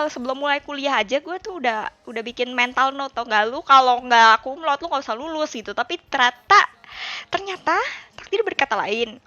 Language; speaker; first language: Indonesian; native; Indonesian